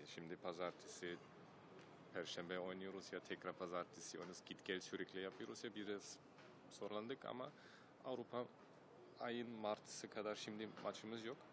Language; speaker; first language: Turkish; early bilingual, heritage; German